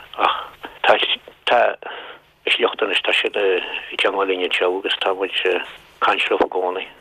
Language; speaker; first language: Irish; native; Irish